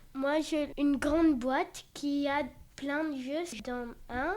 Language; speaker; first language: French; non-native, learner; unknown